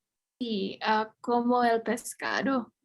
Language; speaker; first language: Spanish; non-native, learner; English